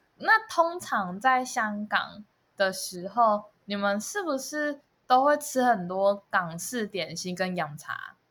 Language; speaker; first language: Chinese; native; Chinese